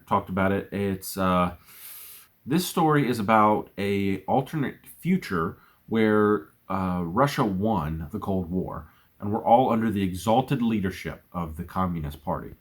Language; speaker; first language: English; native; English